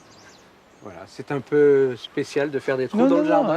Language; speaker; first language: French; native; French